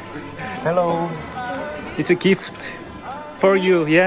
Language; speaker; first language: English; non-native, learner; Korean